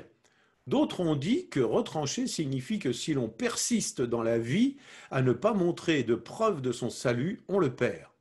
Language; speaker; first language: French; native; French